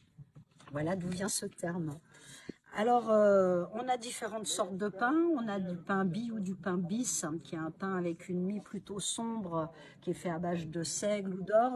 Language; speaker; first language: French; native; French